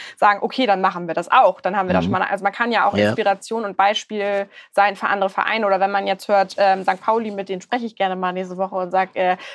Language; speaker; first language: German; native; German